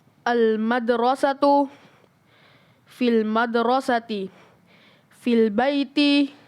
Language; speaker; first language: Arabic; non-native, learner; Indonesian